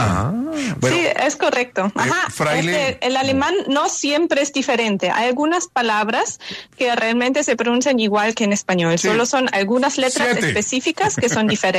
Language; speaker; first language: Spanish; non-native, fluent; German